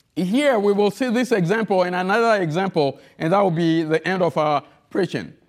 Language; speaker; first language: English; non-native, fluent; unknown